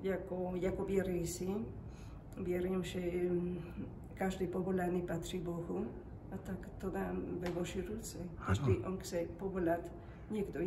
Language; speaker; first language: Czech; non-native, learner; Spanish